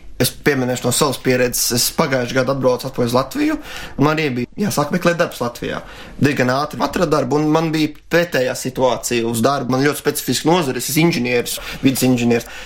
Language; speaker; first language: Latvian; native; Latvian